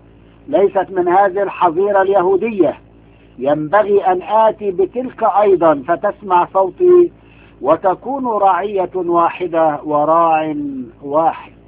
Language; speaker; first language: Arabic; native; Arabic